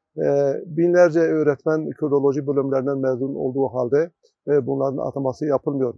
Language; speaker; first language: Turkish; non-native, local second language; Kurdish